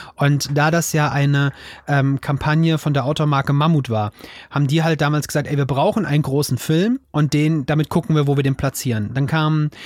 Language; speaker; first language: German; native; German